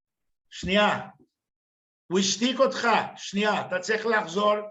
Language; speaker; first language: Hebrew; non-native, fluent; Portuguese